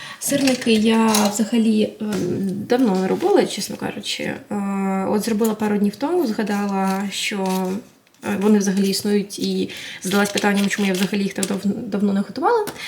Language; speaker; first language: Ukrainian; non-native, local second language; Russian